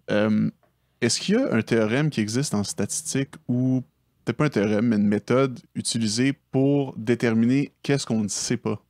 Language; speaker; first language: French; native; French